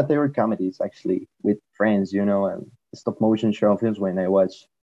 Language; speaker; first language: English; non-native, learner; Spanish